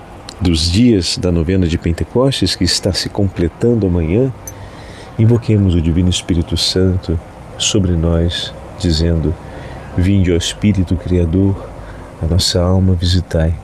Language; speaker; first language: Portuguese; native; Portuguese